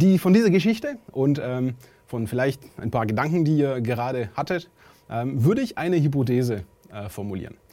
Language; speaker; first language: German; non-native, fluent; French